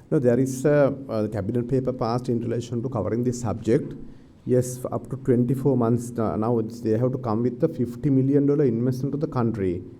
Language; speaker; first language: English; non-native, local second language; Sinhala